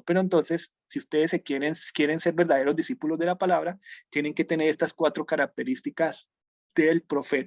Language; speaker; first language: Spanish; native; Spanish